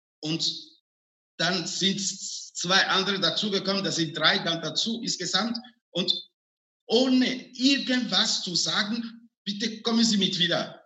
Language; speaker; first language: German; non-native, fluent; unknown